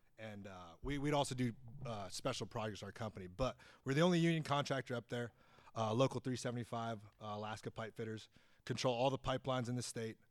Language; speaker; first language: English; native; English